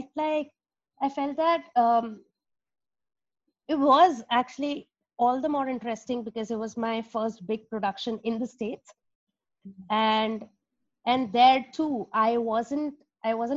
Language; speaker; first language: English; non-native, local second language; Hindi